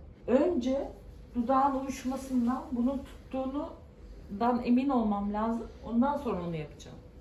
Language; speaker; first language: Turkish; native; Turkish